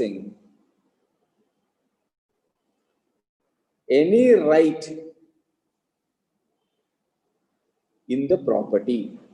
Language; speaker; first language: English; non-native, local second language; Malayalam